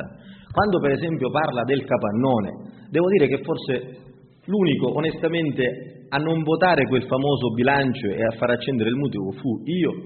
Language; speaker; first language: Italian; native; Italian